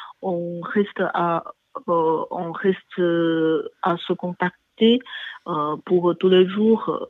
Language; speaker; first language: French; non-native, learner; Chinese